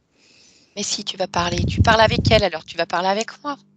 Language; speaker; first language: French; native; French